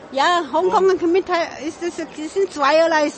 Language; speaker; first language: German; non-native, fluent; Min Nan Chinese